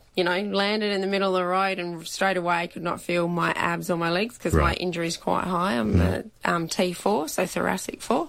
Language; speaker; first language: English; native; English